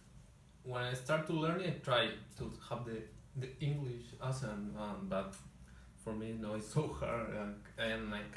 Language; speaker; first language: English; non-native, learner; Spanish